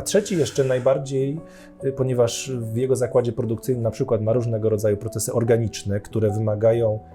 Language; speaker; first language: Polish; native; Polish